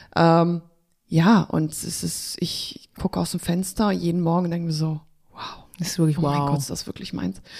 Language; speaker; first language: German; early bilingual, other home language; Polish